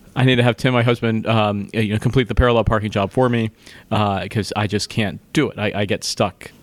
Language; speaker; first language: English; native; English